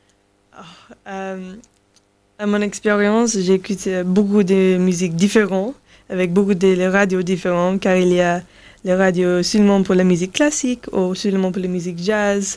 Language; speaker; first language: French; non-native, learner; English